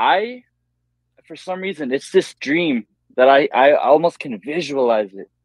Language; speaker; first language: English; native; English